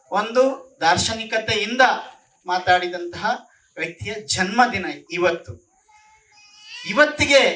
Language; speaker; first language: Kannada; native; Kannada